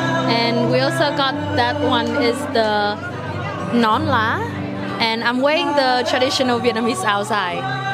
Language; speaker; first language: English; non-native, fluent; Vietnamese